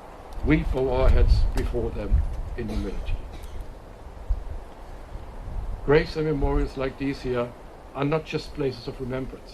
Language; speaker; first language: English; non-native, fluent; German